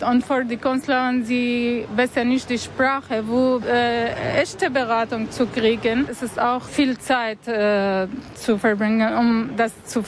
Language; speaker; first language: German; non-native, learner; Arabic